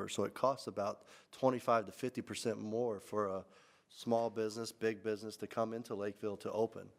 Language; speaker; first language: English; native; English